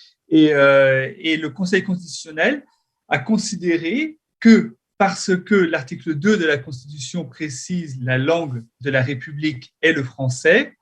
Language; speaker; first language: French; native; French